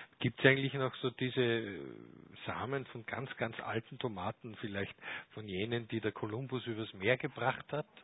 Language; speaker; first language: German; native; German